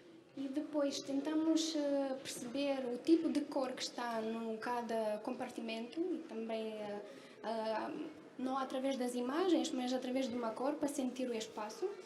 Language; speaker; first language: Portuguese; non-native, fluent; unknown